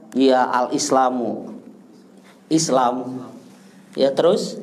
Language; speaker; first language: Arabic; non-native, fluent; Indonesian